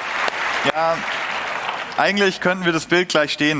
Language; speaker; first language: German; native; German